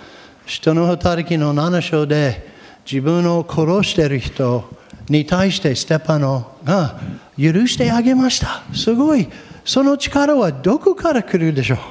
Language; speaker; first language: Japanese; non-native, fluent; English